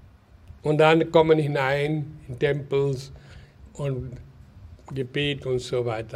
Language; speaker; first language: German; non-native, learner; Hindi